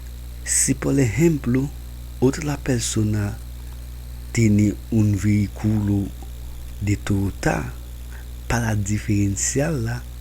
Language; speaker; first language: Spanish; non-native, learner; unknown